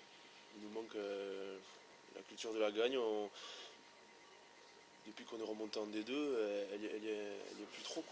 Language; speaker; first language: French; native; French